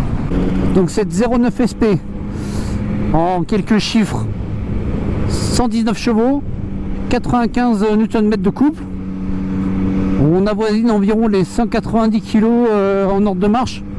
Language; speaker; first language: French; native; French